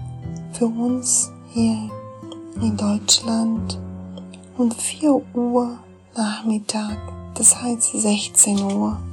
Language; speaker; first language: German; non-native, fluent; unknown